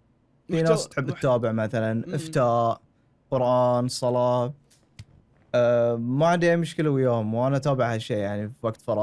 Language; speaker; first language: Arabic; native; Arabic